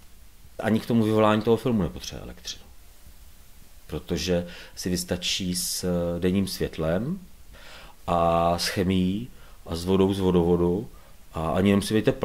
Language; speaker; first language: Czech; native; Czech